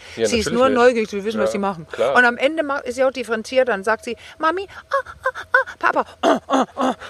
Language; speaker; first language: German; non-native, fluent; Danish